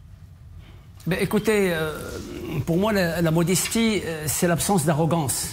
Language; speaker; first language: French; non-native, local second language; Arabic